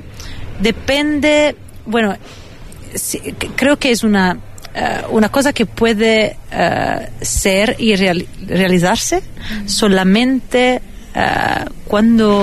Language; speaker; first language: Spanish; non-native, fluent; Italian